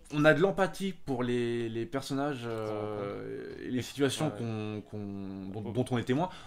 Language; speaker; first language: French; native; French